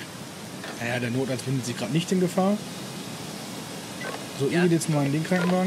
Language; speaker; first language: German; native; German